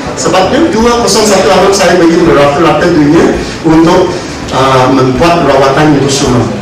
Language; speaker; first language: Malay; non-native, local second language; Chinese